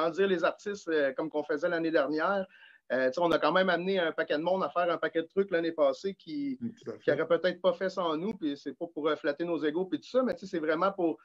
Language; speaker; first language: French; native; French